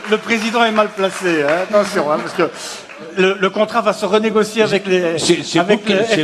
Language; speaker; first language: French; native; French